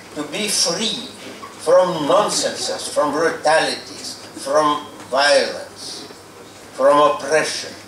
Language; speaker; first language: English; non-native, fluent; Lithuanian